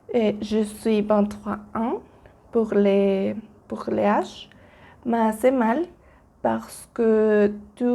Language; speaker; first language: French; non-native, learner; Spanish